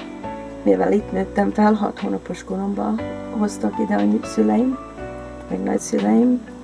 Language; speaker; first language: Hungarian; early bilingual, heritage; Hungarian